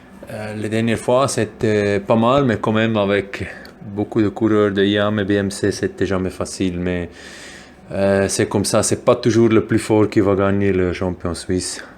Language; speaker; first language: French; non-native, local second language; German